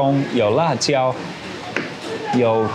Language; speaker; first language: Chinese; non-native, learner; English